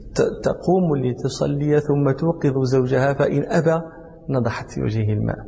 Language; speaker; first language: Arabic; native; Arabic